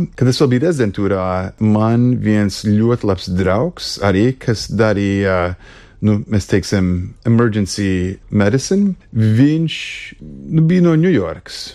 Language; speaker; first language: Latvian; early bilingual, heritage; Latvian